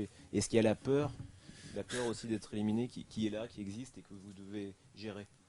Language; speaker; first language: French; native; French